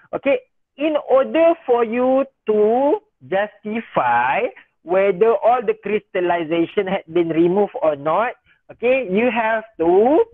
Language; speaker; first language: English; non-native, local second language; Malay